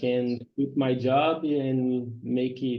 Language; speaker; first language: English; non-native, learner; Portuguese